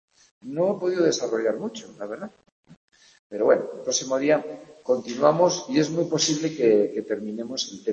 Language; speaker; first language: Spanish; native; Spanish